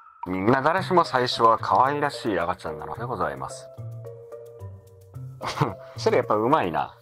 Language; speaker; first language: Japanese; native; Japanese